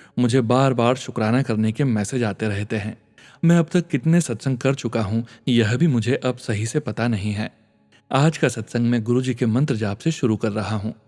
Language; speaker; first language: Hindi; native; Hindi